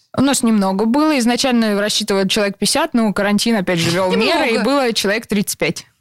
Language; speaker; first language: Russian; native; Russian